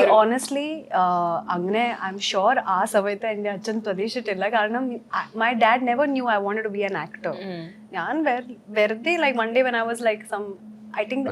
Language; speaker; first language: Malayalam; early bilingual, heritage; Malayalam